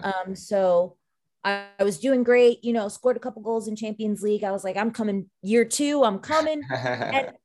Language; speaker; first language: English; native; English